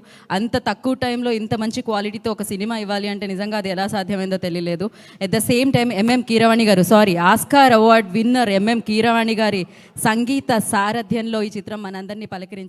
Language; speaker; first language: Telugu; native; Telugu